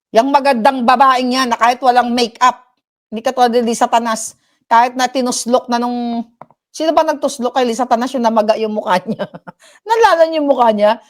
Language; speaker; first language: Filipino; non-native, local second language; Hiligaynon